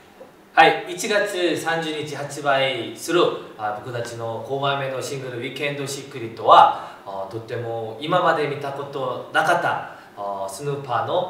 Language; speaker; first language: Japanese; non-native, fluent; Korean